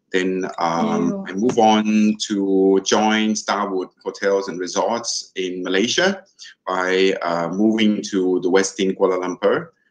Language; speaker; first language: English; non-native, fluent; Thai